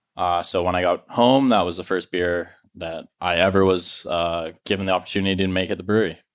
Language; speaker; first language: English; native; English